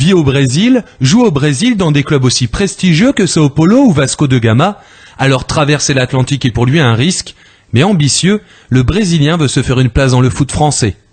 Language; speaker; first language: French; native; French